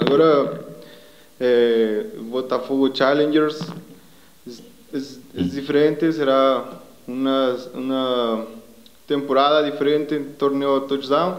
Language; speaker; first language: Portuguese; non-native, learner; Spanish